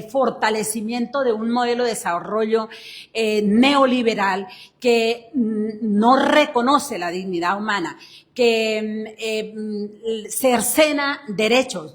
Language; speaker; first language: Spanish; native; Spanish